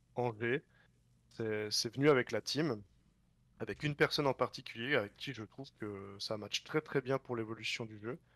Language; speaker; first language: French; native; French